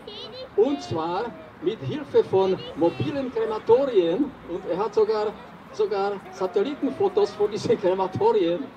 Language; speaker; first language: German; non-native, fluent; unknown